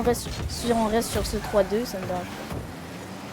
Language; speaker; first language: French; native; French